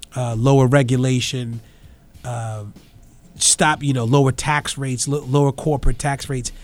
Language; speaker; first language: English; native; English